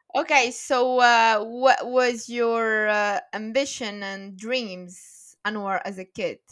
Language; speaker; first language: English; non-native, fluent; Arabic